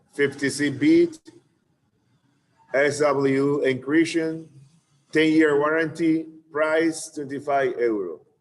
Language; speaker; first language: English; non-native, fluent; Spanish